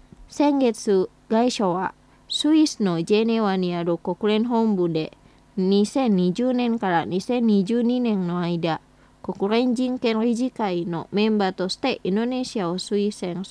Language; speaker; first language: Japanese; non-native, fluent; Indonesian